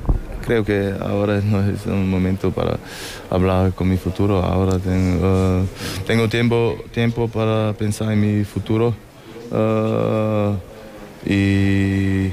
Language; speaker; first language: Spanish; non-native, fluent; German